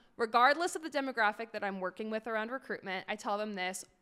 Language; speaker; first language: English; native; English